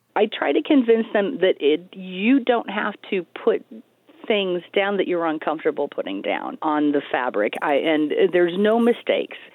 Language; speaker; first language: English; native; English